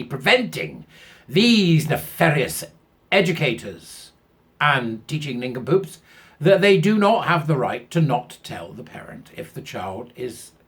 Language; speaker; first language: English; native; English